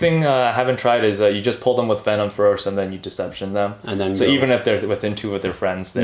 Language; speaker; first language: English; native; English